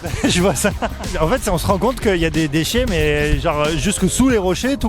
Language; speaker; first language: French; native; French